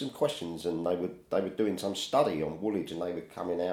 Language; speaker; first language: English; native; English